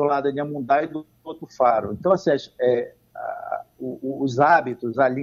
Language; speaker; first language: Portuguese; native; Portuguese